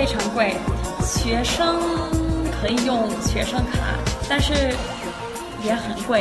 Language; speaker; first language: Chinese; non-native, learner; Danish